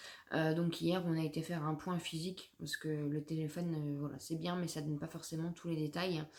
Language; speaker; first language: French; native; French